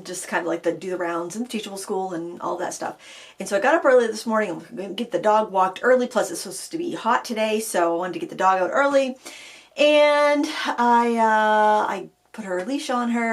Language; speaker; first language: English; native; English